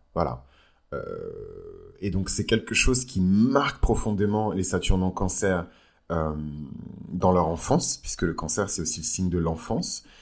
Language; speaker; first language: French; early bilingual, other home language; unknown